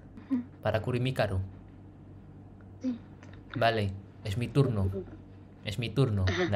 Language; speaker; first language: Spanish; non-native, learner; Indonesian